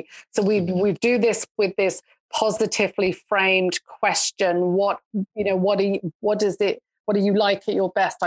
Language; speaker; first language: English; native; English